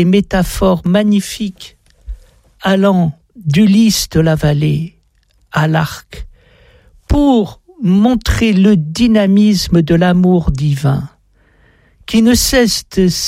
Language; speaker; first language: French; native; French